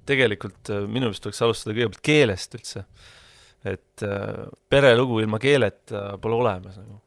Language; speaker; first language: Estonian; native; Estonian